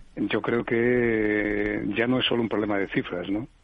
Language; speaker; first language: Spanish; native; Spanish